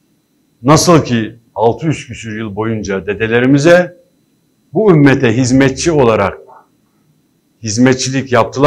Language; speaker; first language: Turkish; native; Turkish